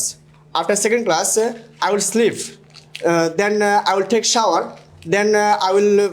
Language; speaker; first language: English; non-native, learner; Bangla